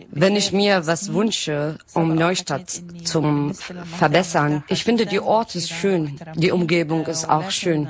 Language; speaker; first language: German; non-native, learner; Arabic